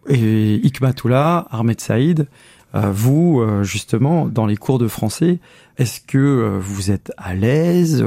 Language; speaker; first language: French; native; French